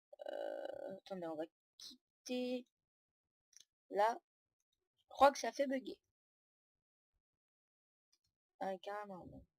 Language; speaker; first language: French; native; French